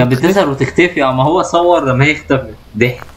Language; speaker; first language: Arabic; native; Arabic